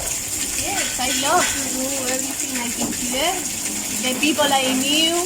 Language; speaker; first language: English; non-native, learner; Spanish